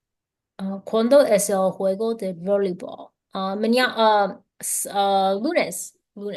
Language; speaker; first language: Spanish; non-native, learner; English